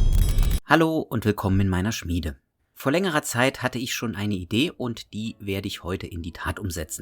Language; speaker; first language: German; native; German